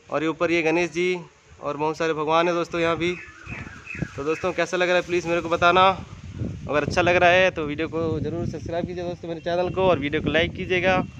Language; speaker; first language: Hindi; non-native, local second language; Tamil